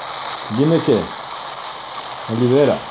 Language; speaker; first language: Spanish; non-native, learner; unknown